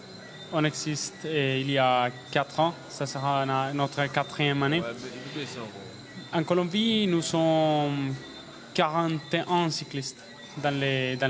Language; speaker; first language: French; non-native, learner; Spanish